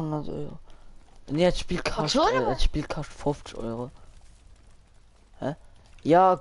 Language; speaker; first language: German; non-native, local second language; Luxembourgish